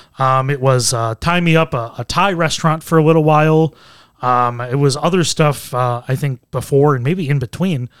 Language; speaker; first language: English; native; English